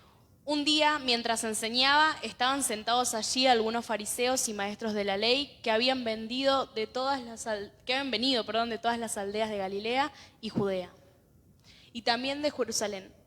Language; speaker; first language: Spanish; native; Spanish